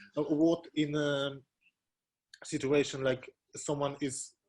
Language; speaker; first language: English; non-native, fluent; Polish